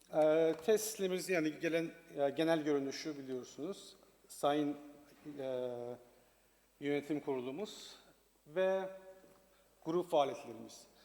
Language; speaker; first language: Turkish; non-native, learner; Persian